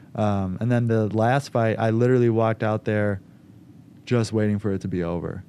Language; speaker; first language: English; native; English